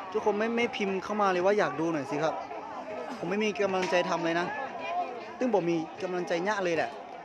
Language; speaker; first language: Thai; non-native, local second language; Lahu